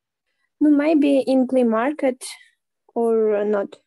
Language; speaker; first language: English; non-native, learner; Ukrainian